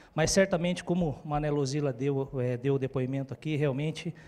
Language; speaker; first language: Portuguese; native; Portuguese